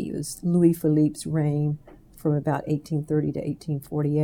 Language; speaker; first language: English; native; English